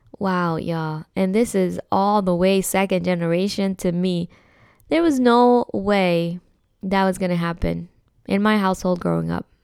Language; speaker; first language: English; early bilingual, other home language; Spanish